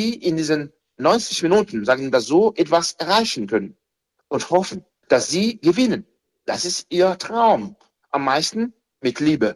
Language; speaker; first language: German; non-native, fluent; Haitian Creole